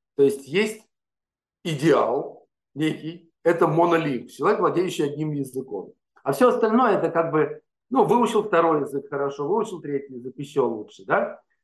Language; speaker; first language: Russian; native; Russian